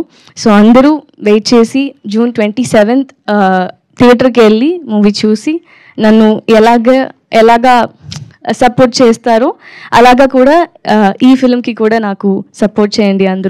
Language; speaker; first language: Telugu; non-native, learner; Tamil